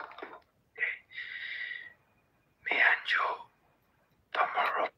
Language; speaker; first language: English; non-native, learner; Spanish